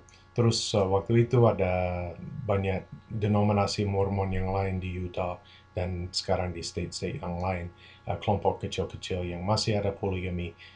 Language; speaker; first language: Indonesian; non-native, fluent; English